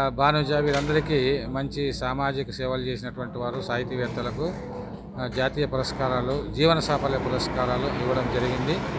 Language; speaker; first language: Telugu; native; Telugu